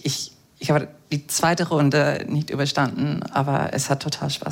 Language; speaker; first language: German; non-native, fluent; English